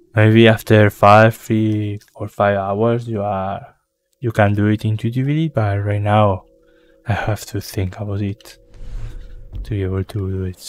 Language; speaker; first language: English; non-native, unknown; Spanish